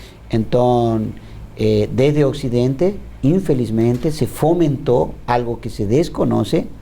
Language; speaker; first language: Portuguese; non-native, fluent; Spanish